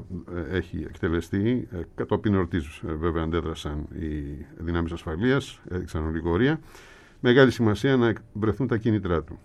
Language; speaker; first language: Greek; native; Greek